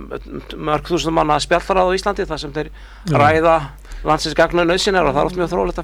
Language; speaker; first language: Icelandic; early bilingual, other home language; Polish